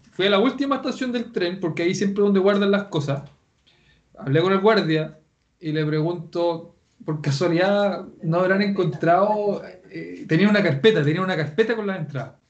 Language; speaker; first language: Spanish; native; Spanish